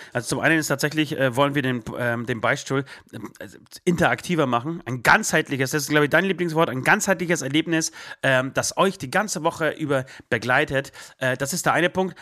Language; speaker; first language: German; early bilingual, other home language; Polish